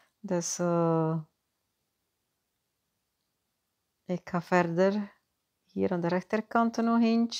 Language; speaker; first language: Dutch; non-native, fluent; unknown